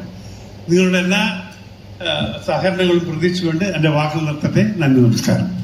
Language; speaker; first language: Malayalam; native; Malayalam